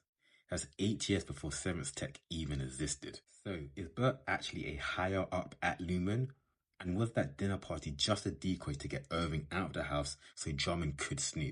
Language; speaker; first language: English; native; English